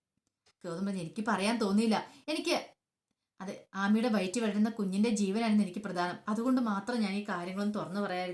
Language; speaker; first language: Malayalam; native; Malayalam